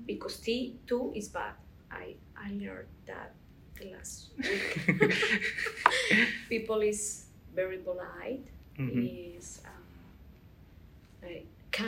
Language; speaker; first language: English; non-native, learner; Spanish